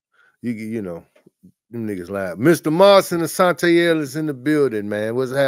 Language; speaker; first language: English; native; English